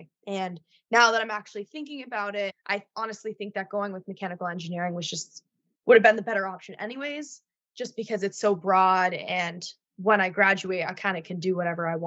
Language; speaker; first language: English; native; English